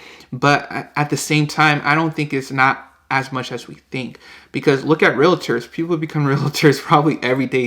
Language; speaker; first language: English; native; English